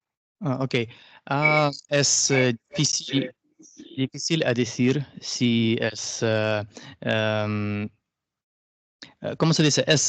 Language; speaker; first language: Spanish; non-native, learner; Russian